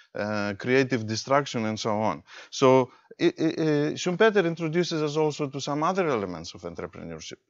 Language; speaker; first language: English; non-native, fluent; Greek